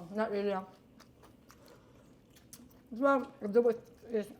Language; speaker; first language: English; non-native, local second language; Filipino